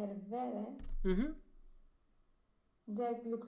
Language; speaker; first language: German; non-native, learner; Romanian